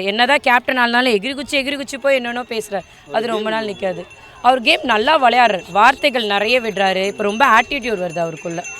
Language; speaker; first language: Tamil; native; Tamil